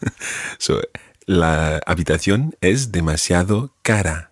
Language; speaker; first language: Spanish; non-native, fluent; English